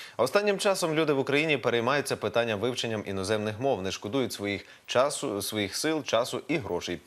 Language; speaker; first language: Ukrainian; native; Ukrainian